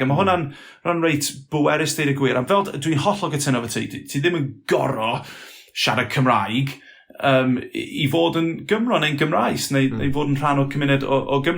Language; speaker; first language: Welsh; non-native, local second language; English